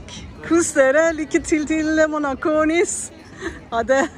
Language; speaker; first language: Norwegian; non-native, learner; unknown